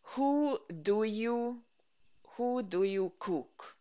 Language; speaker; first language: English; non-native, fluent; Hungarian